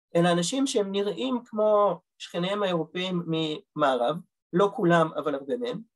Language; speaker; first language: Hebrew; early bilingual, other home language; Russian